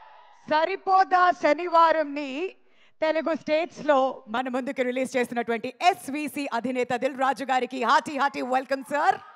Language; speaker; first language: Telugu; native; Telugu